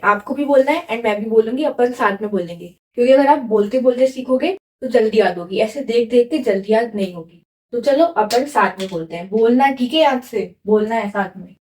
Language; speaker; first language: Hindi; native; Hindi